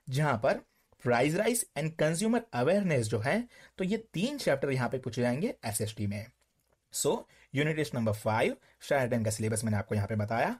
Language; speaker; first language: Hindi; non-native, local second language; Gujarati